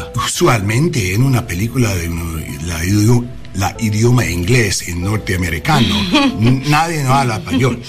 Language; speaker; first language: Spanish; non-native, learner; English